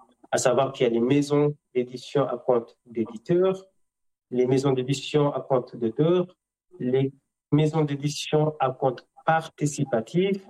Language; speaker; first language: French; non-native, local second language; Comorian